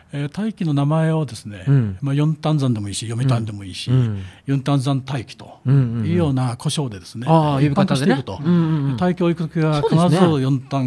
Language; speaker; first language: Japanese; native; Japanese